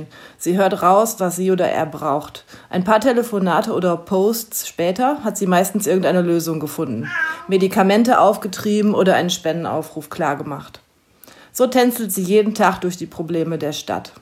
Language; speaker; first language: German; native; German